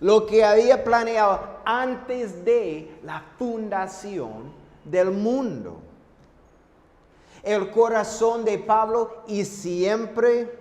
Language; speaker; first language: Spanish; non-native, fluent; English